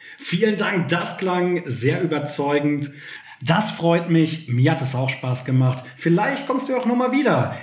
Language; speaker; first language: German; native; German